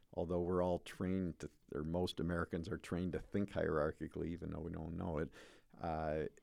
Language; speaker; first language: English; native; English